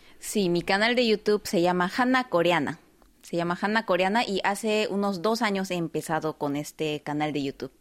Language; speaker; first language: Spanish; early bilingual, heritage; Spanish